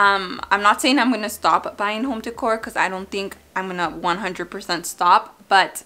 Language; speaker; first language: English; native; English